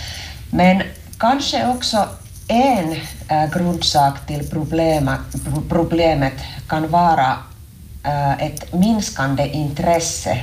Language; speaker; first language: Swedish; non-native, local second language; Finnish